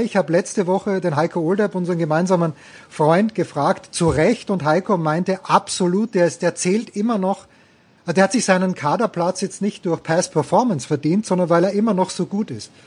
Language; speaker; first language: German; native; German